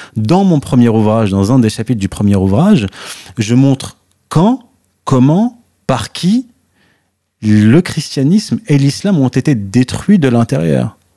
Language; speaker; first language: French; early bilingual, other home language; Arabic